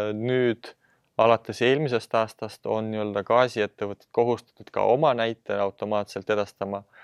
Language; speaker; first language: Estonian; non-native, local second language; Russian